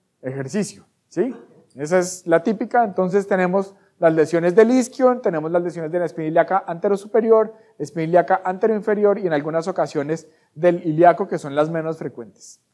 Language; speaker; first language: Spanish; native; Spanish